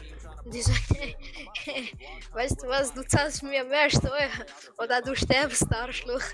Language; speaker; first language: German; non-native, learner; Croatian